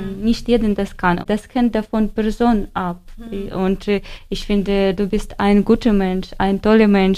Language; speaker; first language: German; non-native, learner; Ukrainian